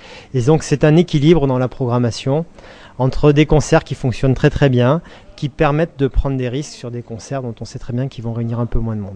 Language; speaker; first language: French; native; French